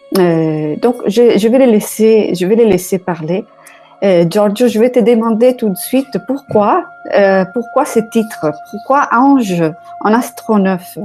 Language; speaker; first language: French; non-native, fluent; Italian